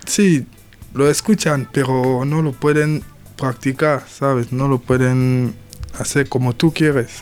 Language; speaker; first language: Spanish; non-native, learner; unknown